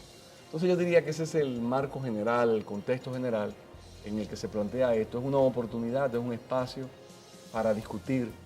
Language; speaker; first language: Spanish; native; Spanish